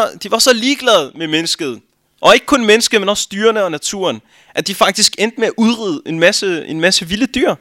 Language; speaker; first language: Danish; early bilingual, other home language; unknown